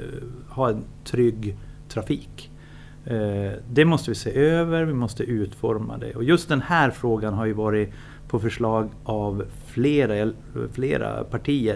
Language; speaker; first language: Swedish; native; Swedish